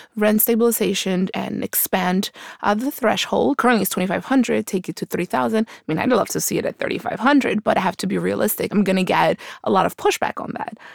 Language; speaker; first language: English; early bilingual, other home language; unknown